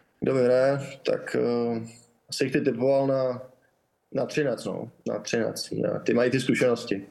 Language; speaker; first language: Czech; native; Czech